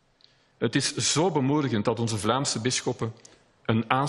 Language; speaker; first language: Dutch; native; Dutch